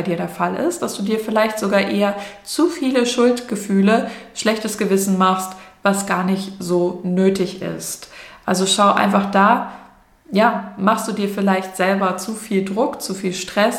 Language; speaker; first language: German; native; German